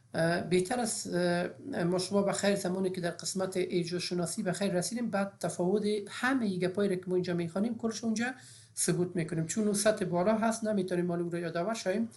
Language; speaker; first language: Persian; native; Persian